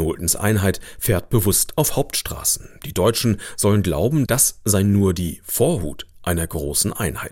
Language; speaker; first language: German; native; German